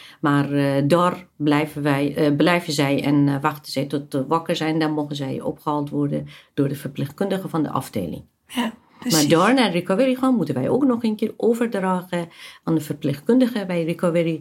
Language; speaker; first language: Dutch; non-native, fluent; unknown